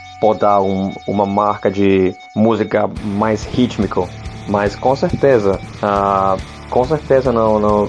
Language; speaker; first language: Portuguese; non-native, learner; Finnish